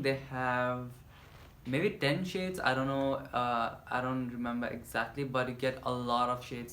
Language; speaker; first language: English; non-native, local second language; Nepali